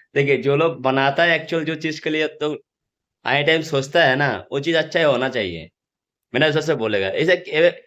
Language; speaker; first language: Hindi; non-native, local second language; Bangla